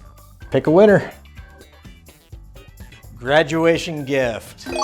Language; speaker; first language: English; native; English